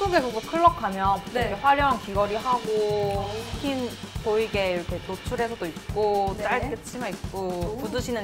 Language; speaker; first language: Korean; native; Korean